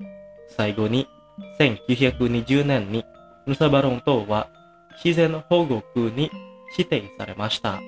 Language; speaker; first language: Japanese; non-native, fluent; Indonesian